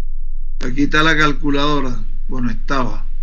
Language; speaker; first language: Spanish; native; Spanish